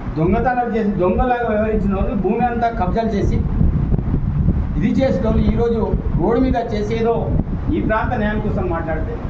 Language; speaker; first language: Telugu; non-native, local second language; Gondi